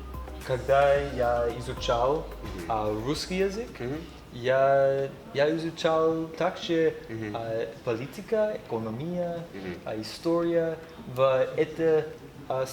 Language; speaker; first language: Russian; non-native, learner; English